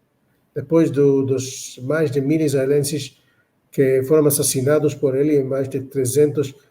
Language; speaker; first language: Portuguese; non-native, fluent; Hebrew